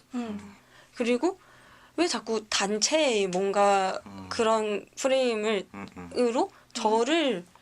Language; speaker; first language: Korean; native; Korean